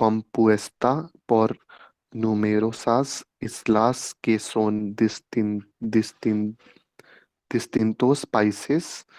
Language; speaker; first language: Spanish; non-native, learner; Hindi